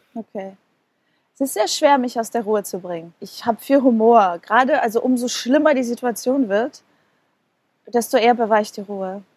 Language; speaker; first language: German; non-native, fluent; Portuguese